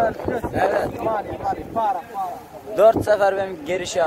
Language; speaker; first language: Turkish; non-native, learner; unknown